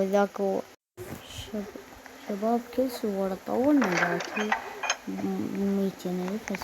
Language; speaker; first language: Arabic; native; Arabic